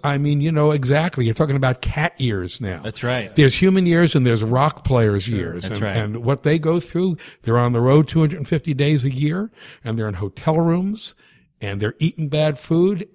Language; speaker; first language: English; native; English